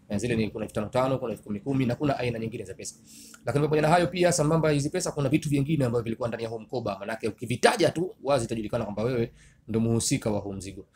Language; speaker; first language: Swahili; native; Swahili